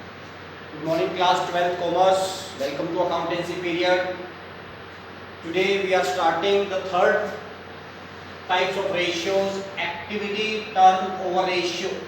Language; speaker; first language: English; non-native, local second language; Hindi